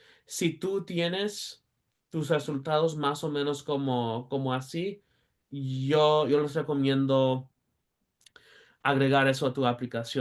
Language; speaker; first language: Spanish; early bilingual, heritage; Spanish